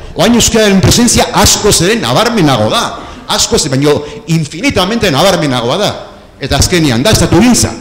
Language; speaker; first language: Basque; non-native, local second language; Spanish